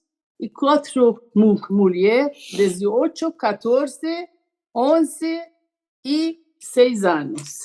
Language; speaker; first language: Portuguese; non-native, learner; Persian